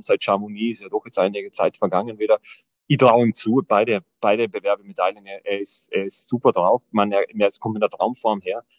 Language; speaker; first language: German; native; German